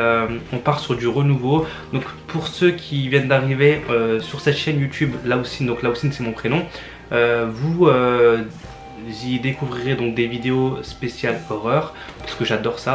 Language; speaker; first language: French; native; French